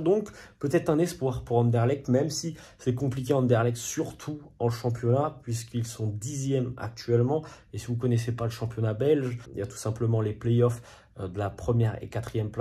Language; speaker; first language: French; native; French